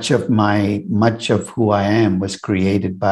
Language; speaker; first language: English; non-native, local second language; Tamil